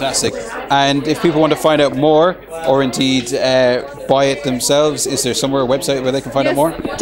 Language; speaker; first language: English; native; English